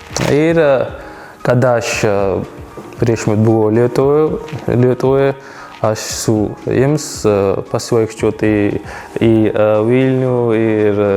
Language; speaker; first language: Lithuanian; non-native, learner; Georgian